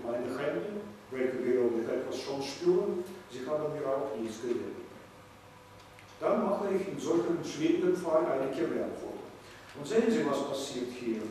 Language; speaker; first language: German; non-native, fluent; Russian